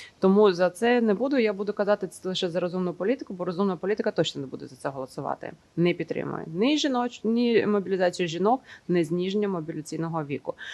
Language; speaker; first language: Ukrainian; non-native, local second language; Russian